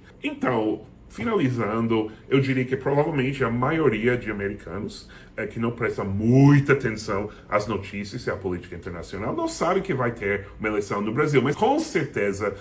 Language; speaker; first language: Portuguese; non-native, fluent; English